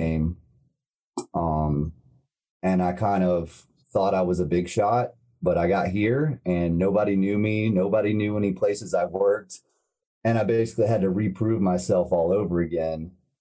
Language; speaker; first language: English; native; English